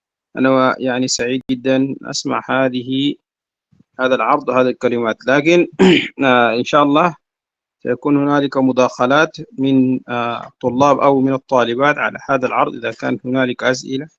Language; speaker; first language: Arabic; non-native, fluent; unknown